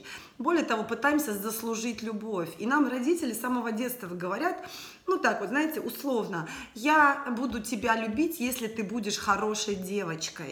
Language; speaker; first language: Russian; native; Russian